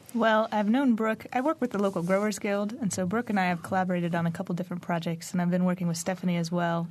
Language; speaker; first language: English; native; English